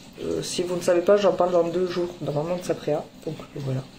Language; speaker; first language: French; native; French